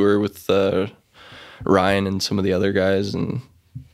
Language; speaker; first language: English; native; English